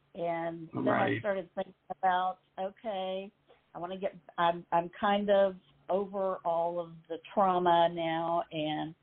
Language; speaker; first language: English; native; English